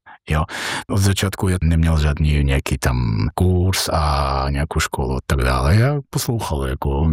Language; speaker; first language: Czech; non-native, fluent; Georgian